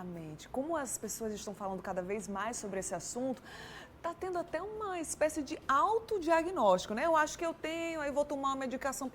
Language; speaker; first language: Portuguese; native; Portuguese